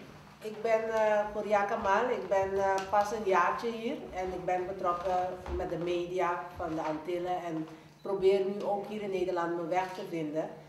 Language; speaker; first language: Dutch; non-native, local second language; Papiamento